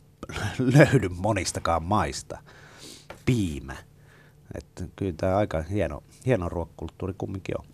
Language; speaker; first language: Finnish; native; Finnish